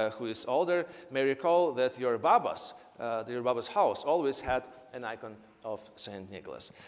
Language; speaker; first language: English; non-native, fluent; Ukrainian